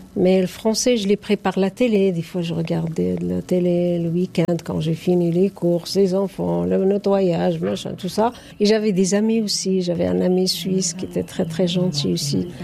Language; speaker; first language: French; non-native, fluent; Arabic